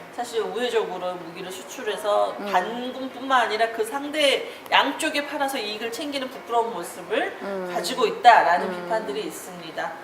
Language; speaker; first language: Korean; native; Korean